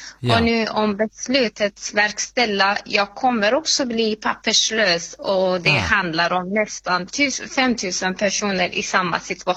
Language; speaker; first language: Swedish; non-native, fluent; Persian